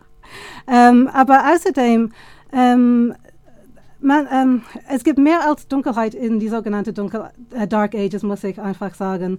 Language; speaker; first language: German; non-native, fluent; English